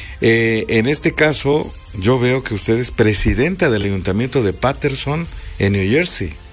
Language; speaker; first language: Spanish; native; Spanish